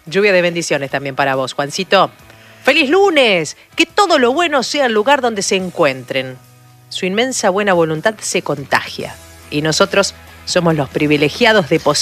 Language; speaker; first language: Spanish; native; Spanish